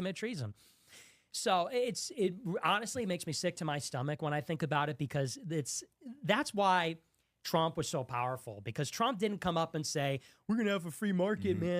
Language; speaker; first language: English; native; English